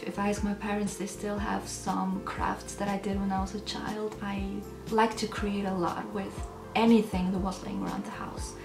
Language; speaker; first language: English; non-native, fluent; German